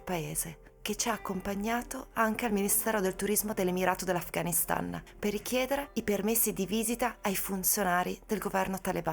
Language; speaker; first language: Italian; native; Italian